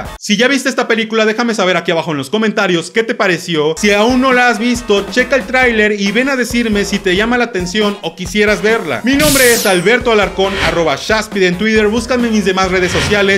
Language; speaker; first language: Spanish; native; Spanish